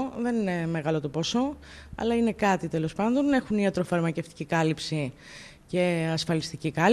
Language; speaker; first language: Greek; native; Greek